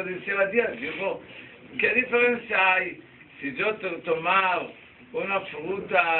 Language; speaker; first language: Spanish; non-native, learner; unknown